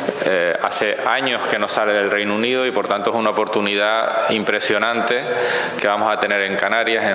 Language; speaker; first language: Spanish; native; Spanish